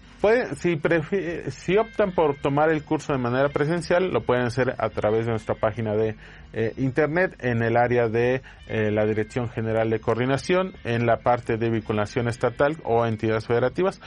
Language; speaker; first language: Spanish; native; Spanish